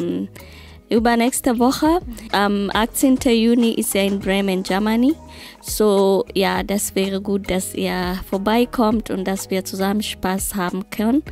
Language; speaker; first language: German; non-native, learner; Swahili